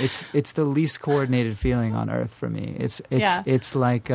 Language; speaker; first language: English; native; English